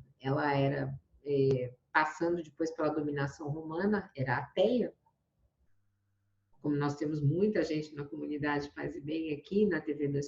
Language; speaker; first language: Portuguese; native; Portuguese